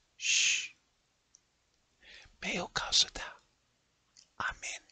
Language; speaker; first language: Chinese; non-native, learner; English